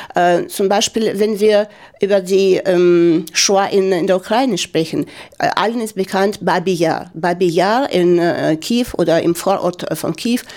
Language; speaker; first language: German; non-native, fluent; Ukrainian